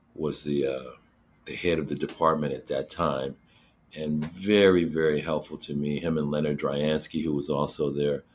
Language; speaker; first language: English; native; English